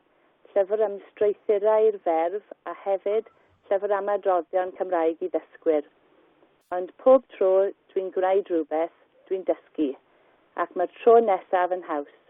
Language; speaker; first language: Welsh; non-native, learner; English